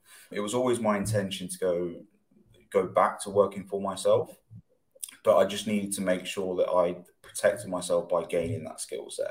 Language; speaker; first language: English; native; English